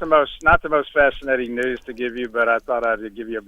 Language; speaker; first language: English; native; English